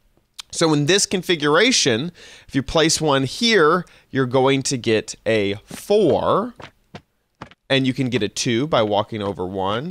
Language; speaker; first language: English; native; English